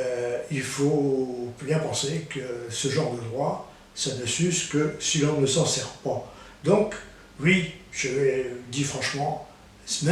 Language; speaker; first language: French; native; French